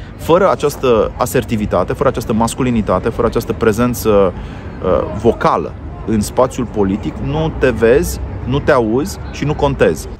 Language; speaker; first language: Romanian; native; Romanian